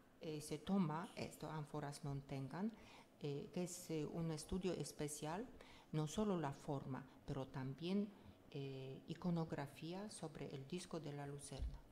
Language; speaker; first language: Spanish; non-native, fluent; Polish